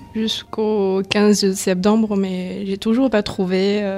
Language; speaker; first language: French; non-native, fluent; Chinese